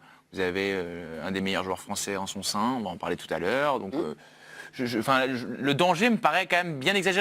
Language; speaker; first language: French; native; French